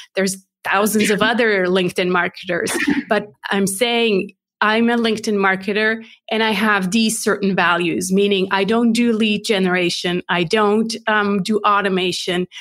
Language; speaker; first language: English; non-native, fluent; Swiss German